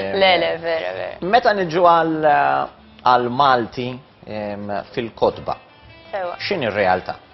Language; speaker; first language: Maltese; native; Maltese